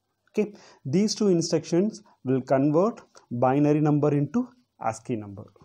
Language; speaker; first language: English; non-native, local second language; Tamil